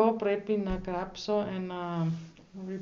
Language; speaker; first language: Greek; non-native, learner; German